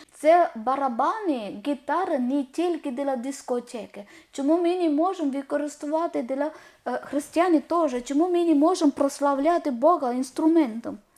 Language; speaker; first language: Ukrainian; non-native, learner; Malayalam